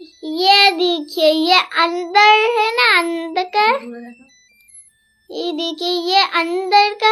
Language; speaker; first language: Hindi; non-native, local second language; Bangla